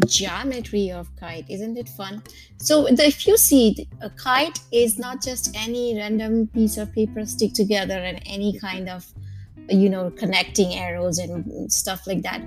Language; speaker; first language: English; non-native, local second language; Gujarati